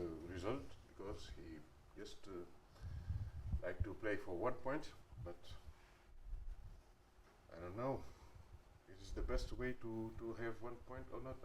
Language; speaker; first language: English; non-native, learner; Wolof